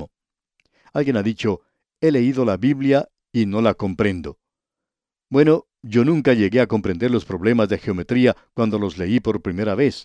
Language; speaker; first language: Spanish; native; Spanish